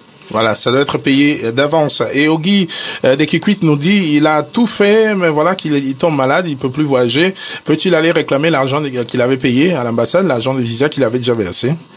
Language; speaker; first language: French; non-native, local second language; Lingala